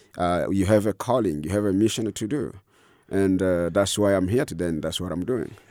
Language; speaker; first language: English; non-native, fluent; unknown